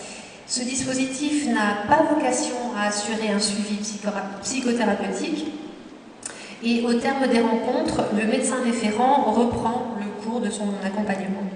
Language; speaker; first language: French; native; French